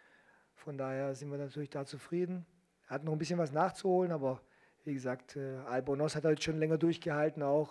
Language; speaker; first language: German; native; German